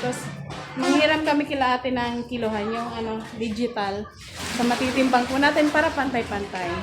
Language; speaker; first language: Filipino; non-native, local second language; Bikol